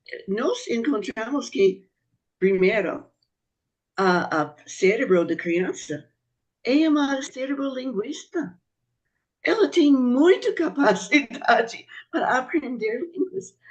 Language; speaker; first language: Portuguese; non-native, fluent; English